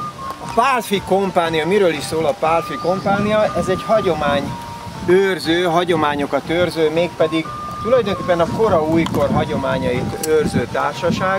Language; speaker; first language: Hungarian; native; Hungarian